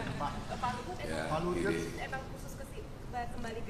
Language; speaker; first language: Indonesian; native; Indonesian